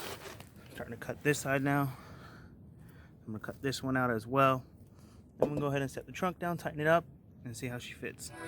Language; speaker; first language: English; native; English